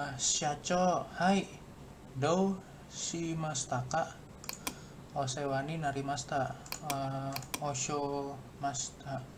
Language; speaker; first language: Japanese; non-native, fluent; Indonesian